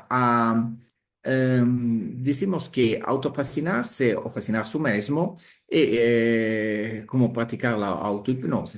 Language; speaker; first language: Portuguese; non-native, learner; Italian